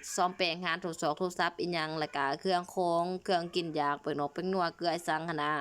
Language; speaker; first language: Lao; native; Lao